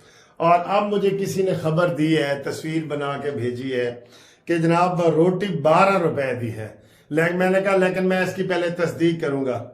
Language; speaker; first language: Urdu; non-native, local second language; Punjabi